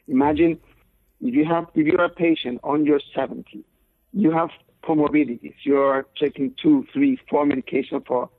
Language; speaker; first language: English; non-native, fluent; Spanish